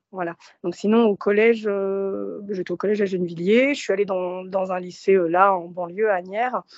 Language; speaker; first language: French; early bilingual, other home language; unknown